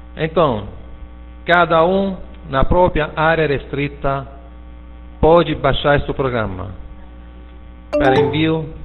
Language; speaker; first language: Portuguese; non-native, fluent; Italian